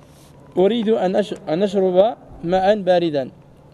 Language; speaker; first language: Arabic; non-native, fluent; French